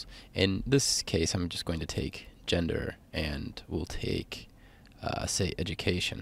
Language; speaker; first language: English; native; English